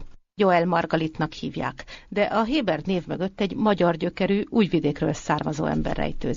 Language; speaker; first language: Hungarian; native; Hungarian